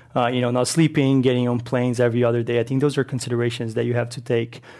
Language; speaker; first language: English; non-native, fluent; Portuguese